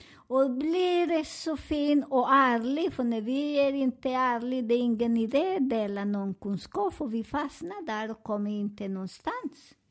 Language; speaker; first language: Swedish; non-native, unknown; Spanish